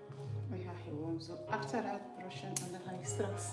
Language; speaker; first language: Dutch; non-native, learner; English